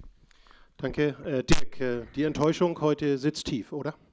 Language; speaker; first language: German; native; German